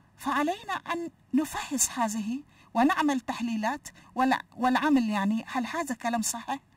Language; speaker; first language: Arabic; non-native, fluent; Malay